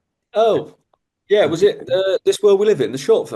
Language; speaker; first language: English; native; English